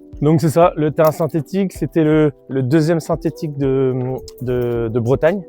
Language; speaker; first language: French; native; French